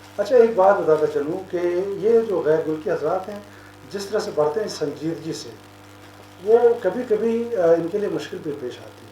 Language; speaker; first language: Urdu; native; Urdu